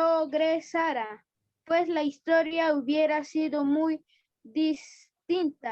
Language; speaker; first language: Spanish; native; Spanish